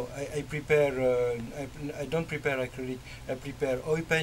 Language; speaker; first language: English; non-native, learner; French